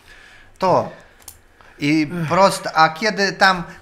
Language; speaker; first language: Polish; non-native, learner; Russian